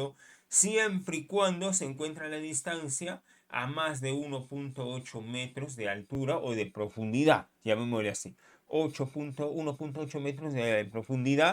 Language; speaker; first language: Spanish; native; Spanish